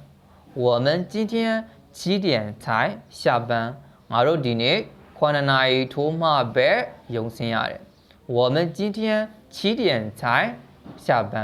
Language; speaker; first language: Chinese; non-native, fluent; Burmese